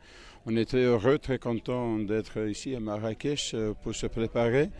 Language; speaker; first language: French; non-native, fluent; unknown